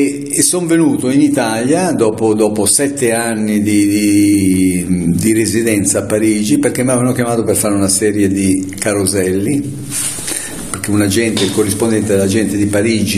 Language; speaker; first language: Italian; native; Italian